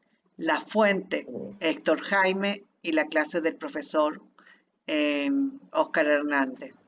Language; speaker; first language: Spanish; native; Spanish